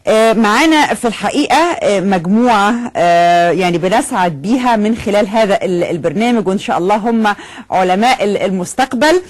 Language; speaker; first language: Arabic; native; Arabic